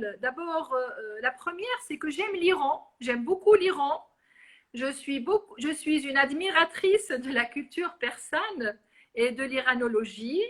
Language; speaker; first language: French; non-native, local second language; Arabic